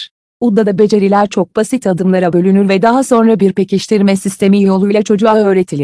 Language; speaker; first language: Turkish; native; Turkish